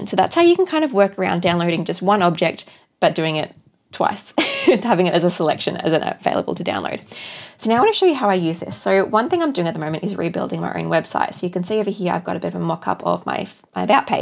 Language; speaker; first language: English; native; English